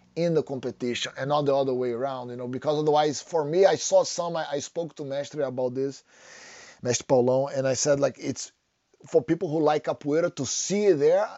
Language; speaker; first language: English; non-native, fluent; Portuguese